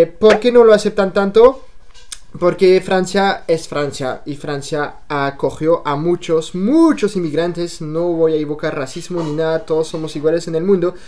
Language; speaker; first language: Spanish; non-native, fluent; French